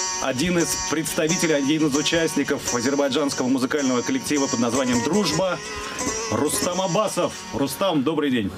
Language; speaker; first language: Russian; native; Russian